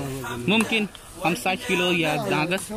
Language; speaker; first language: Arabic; non-native, learner; Urdu